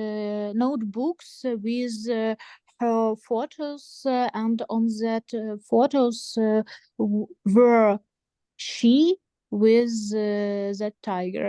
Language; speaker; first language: English; non-native, learner; Ukrainian